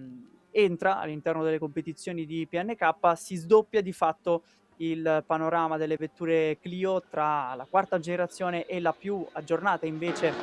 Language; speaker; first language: Italian; native; Italian